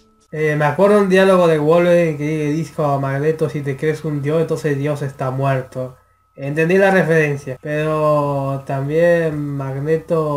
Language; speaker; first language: Spanish; native; Spanish